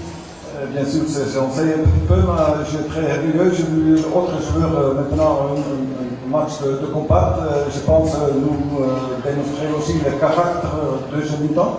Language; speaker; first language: French; non-native, learner; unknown